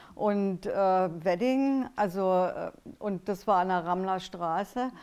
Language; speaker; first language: German; native; German